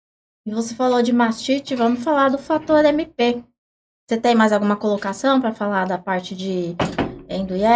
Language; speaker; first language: Portuguese; native; Portuguese